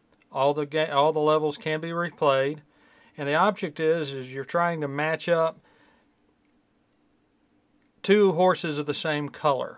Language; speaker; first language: English; native; English